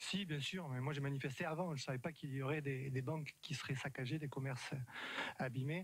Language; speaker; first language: French; native; French